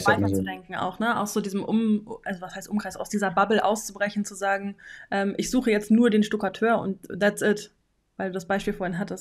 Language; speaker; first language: German; native; German